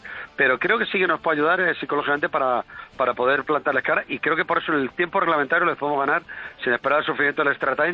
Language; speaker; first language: Spanish; native; Spanish